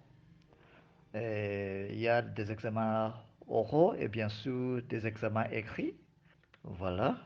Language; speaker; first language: French; non-native, fluent; Nyanja